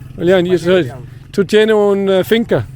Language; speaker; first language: Spanish; non-native, learner; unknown